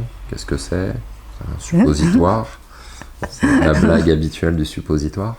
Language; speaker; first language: French; native; French